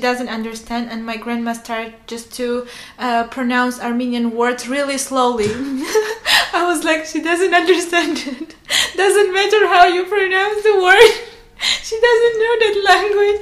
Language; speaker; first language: English; non-native, fluent; Armenian